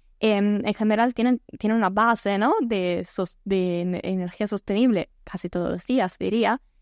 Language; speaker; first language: Spanish; non-native, fluent; Italian